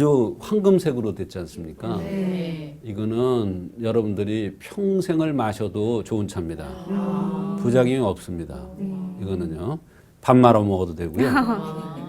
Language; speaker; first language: Korean; native; Korean